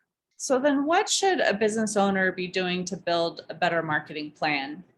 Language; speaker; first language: English; native; English